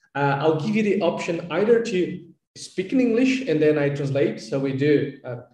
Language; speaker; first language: English; non-native, fluent; Portuguese